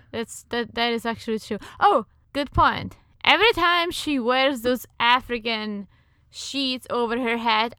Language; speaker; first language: English; non-native, fluent; Czech